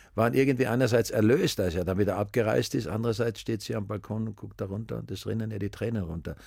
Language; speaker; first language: German; native; German